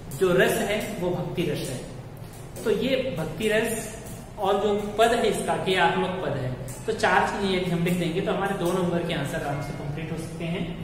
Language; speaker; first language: Hindi; native; Hindi